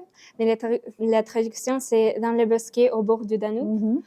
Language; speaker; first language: French; non-native, learner; Ukrainian